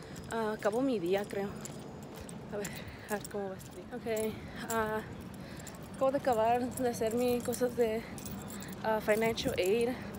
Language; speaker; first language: Spanish; early bilingual, heritage; Spanish